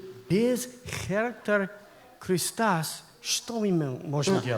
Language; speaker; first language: Russian; non-native, learner; English